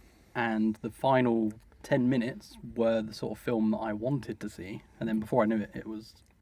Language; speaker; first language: English; native; English